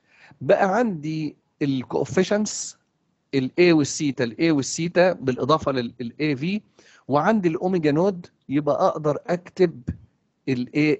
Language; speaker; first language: Arabic; native; Arabic